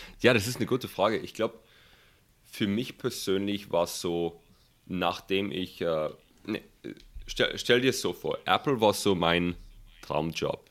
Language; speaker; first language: German; early bilingual, other home language; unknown